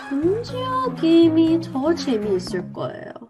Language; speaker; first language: Korean; non-native, learner; English